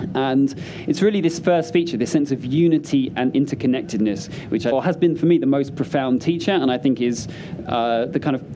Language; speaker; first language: English; native; English